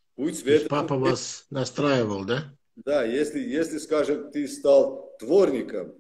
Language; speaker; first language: Russian; non-native, local second language; Armenian